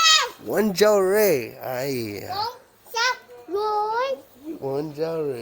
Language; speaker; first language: Chinese; non-native, learner; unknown